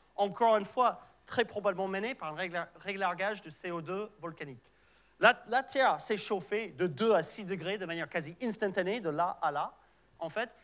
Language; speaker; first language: French; non-native, fluent; English